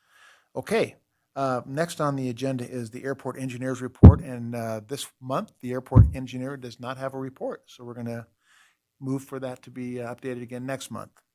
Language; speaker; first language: English; native; English